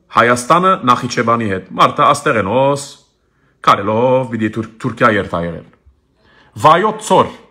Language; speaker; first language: Armenian; early bilingual, heritage; Armenian